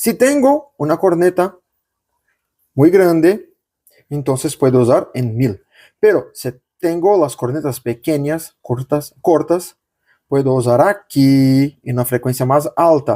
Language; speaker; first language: Spanish; non-native, local second language; Portuguese